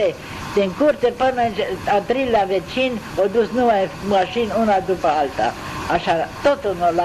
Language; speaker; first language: Romanian; non-native, local second language; German